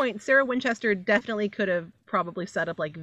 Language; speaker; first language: English; native; English